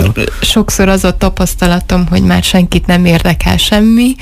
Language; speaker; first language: Hungarian; native; Hungarian